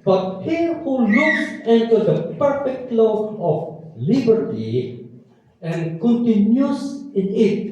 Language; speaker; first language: English; non-native, local second language; Filipino